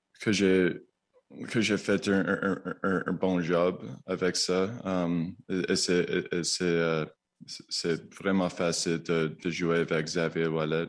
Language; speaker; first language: French; non-native, learner; English